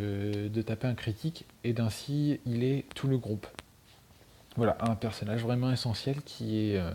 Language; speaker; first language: French; native; French